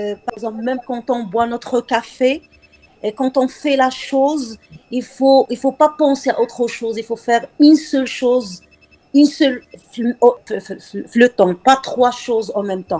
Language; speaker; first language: French; non-native, local second language; Arabic